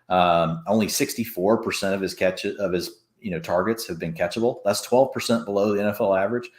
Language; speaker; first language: English; native; English